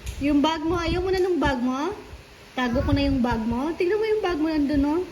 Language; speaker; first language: Filipino; native; Filipino